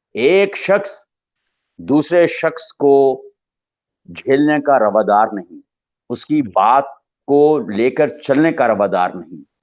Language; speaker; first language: Urdu; non-native, local second language; Punjabi